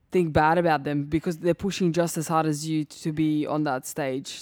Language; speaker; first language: English; early bilingual, other home language; Serbian